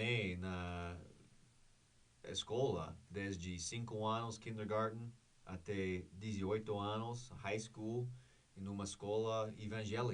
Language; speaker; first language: Portuguese; non-native, learner; English